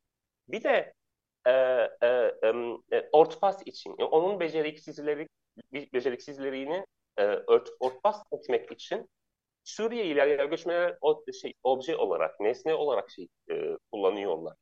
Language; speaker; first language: Turkish; non-native, learner; Arabic